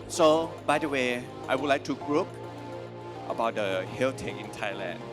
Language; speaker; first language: English; non-native, learner; Thai